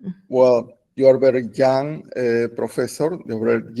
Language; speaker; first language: English; non-native, learner; Spanish